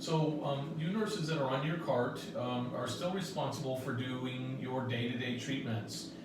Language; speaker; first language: English; native; English